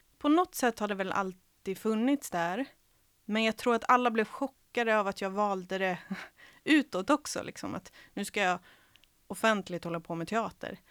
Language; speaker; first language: Swedish; early bilingual, other home language; Serbian